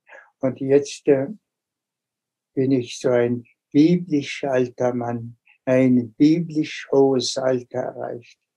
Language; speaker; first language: German; non-native, fluent; Tuvinian